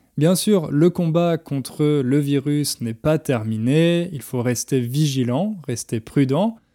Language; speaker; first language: French; native; French